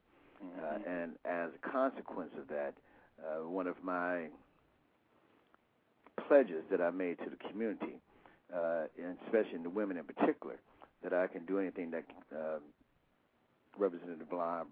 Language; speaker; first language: English; native; English